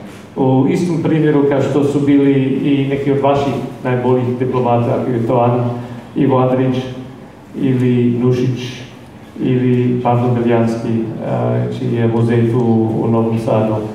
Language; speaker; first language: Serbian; non-native, fluent; English